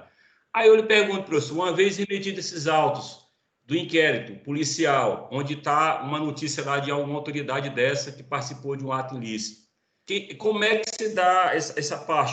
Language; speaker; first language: Portuguese; native; Portuguese